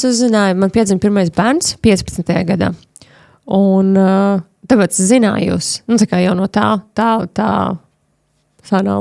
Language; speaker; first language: Latvian; native; Latvian